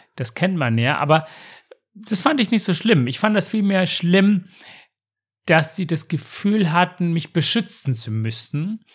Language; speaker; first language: German; non-native, fluent; Tamil